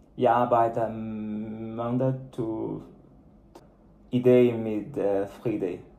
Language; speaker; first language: Danish; non-native, learner; Portuguese